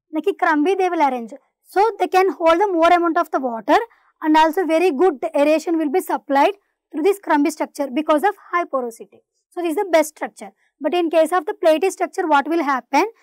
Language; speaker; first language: English; non-native, local second language; Telugu